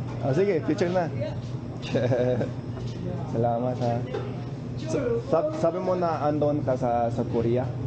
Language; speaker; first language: Filipino; non-native, fluent; English